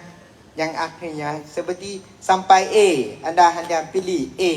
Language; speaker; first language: Indonesian; non-native, learner; Thai